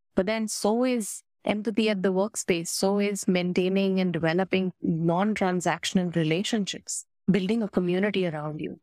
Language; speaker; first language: English; non-native, local second language; Hindi